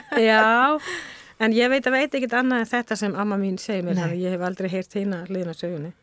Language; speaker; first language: Icelandic; non-native, fluent; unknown